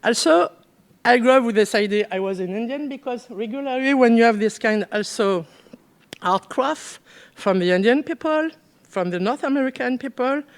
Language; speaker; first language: English; non-native, learner; French